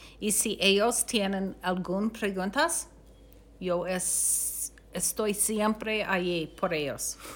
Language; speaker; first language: Spanish; non-native, learner; English